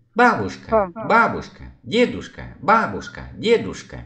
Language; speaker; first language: Russian; non-native, fluent; Vietnamese